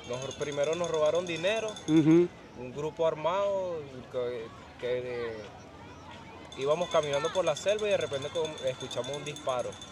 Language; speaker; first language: Spanish; native; Spanish